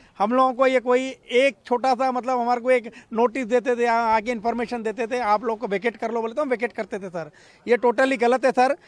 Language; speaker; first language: Hindi; non-native, local second language; Urdu